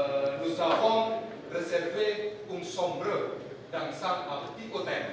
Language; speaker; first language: French; non-native, learner; Indonesian